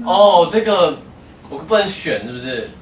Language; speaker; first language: Chinese; native; Chinese